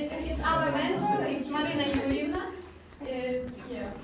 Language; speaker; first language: English; non-native, learner; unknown